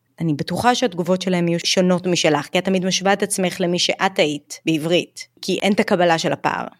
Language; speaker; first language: Hebrew; native; Hebrew